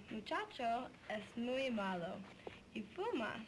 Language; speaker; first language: Spanish; non-native, learner; English